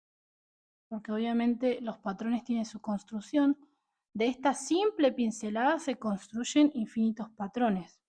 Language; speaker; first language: Spanish; native; Spanish